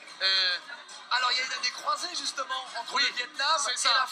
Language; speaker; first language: French; native; French